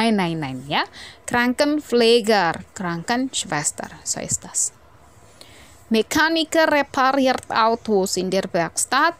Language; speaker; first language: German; non-native, fluent; Indonesian